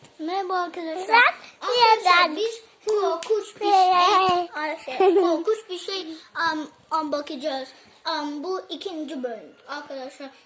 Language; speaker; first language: Turkish; early bilingual, heritage; Turkish